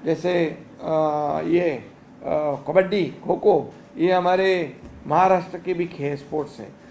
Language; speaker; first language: Hindi; non-native, local second language; Marathi